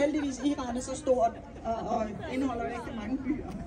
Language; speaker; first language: Danish; non-native, fluent; Persian